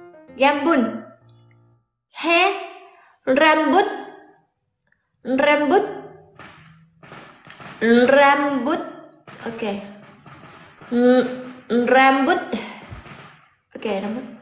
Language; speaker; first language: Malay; non-native, learner; Vietnamese